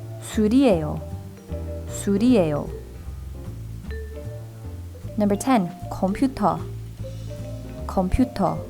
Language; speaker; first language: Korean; non-native, fluent; English